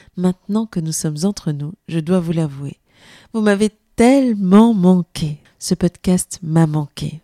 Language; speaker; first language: French; native; French